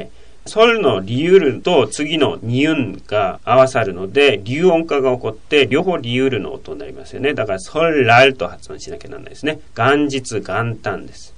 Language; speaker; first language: Japanese; native; Japanese